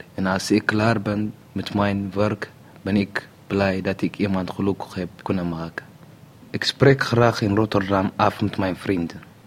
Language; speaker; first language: Dutch; non-native, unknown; Amharic